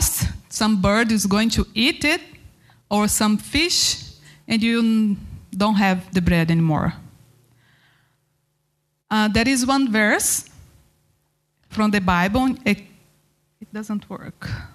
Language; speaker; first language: English; non-native, learner; Portuguese